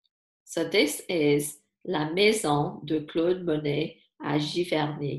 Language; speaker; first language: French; non-native, fluent; English